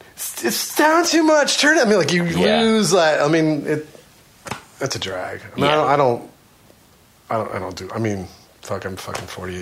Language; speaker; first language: English; native; English